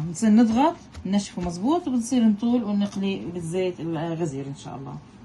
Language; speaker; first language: Arabic; native; Arabic